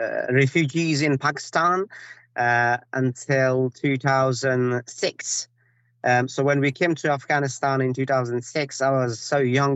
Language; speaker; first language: English; non-native, fluent; Persian